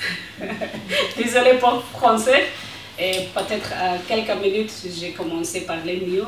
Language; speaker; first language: French; non-native, learner; Persian